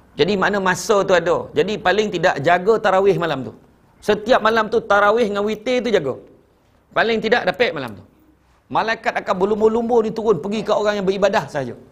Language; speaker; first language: Malay; native; Malay